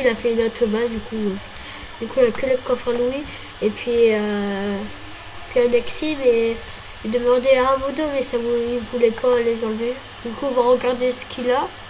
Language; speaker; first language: French; native; French